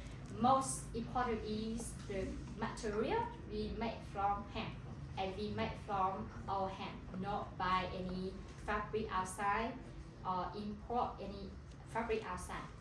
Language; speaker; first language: English; non-native, learner; Hmong